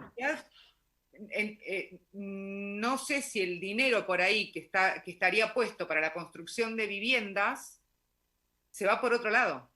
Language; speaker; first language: Spanish; native; Spanish